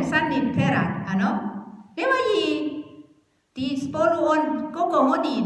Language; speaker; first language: Slovak; non-native, learner; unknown